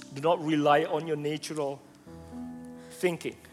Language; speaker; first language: English; non-native, fluent; Indonesian